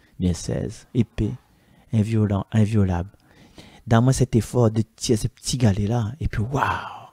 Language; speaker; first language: French; non-native, local second language; Malagasy